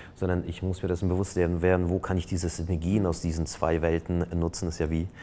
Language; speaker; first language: German; non-native, fluent; Polish